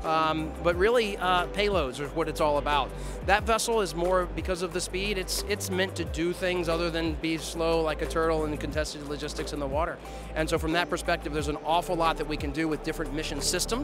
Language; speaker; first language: English; native; English